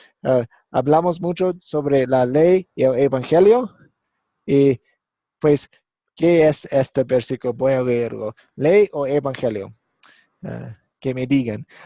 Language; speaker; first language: Spanish; non-native, fluent; English